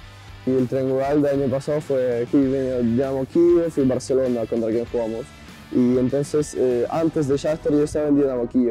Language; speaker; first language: Spanish; non-native, fluent; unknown